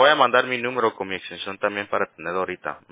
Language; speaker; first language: Spanish; early bilingual, heritage; Spanish